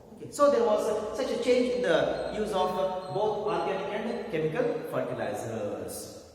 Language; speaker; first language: English; non-native, local second language; Kannada